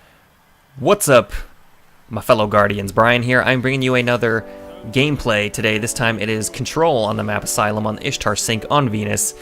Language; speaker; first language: English; native; English